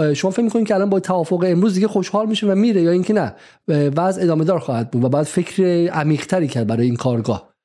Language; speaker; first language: Persian; native; Persian